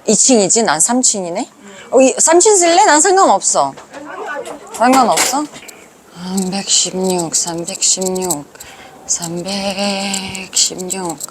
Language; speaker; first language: Korean; non-native, fluent; Uzbek